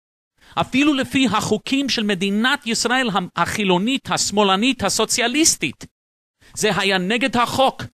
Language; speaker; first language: Hebrew; non-native, fluent; English